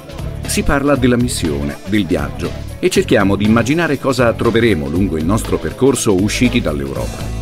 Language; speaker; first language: Italian; native; Italian